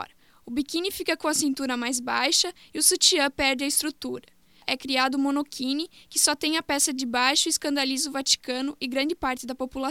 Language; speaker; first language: Portuguese; native; Portuguese